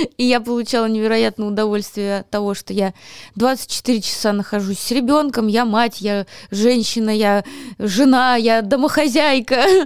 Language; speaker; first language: Russian; native; Russian